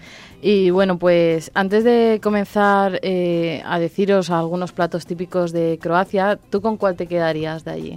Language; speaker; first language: Spanish; native; Spanish